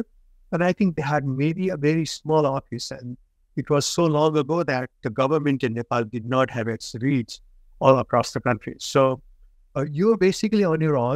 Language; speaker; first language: English; non-native, local second language; Nepali